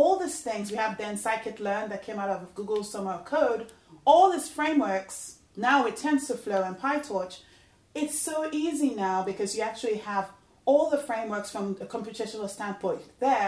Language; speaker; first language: English; non-native, local second language; Yoruba